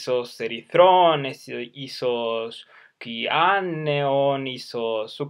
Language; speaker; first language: Greek; non-native, fluent; Spanish